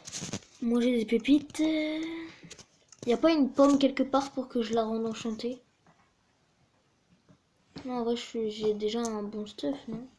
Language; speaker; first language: French; native; French